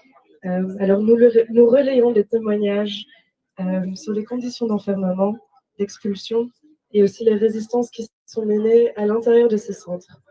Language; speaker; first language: French; native; French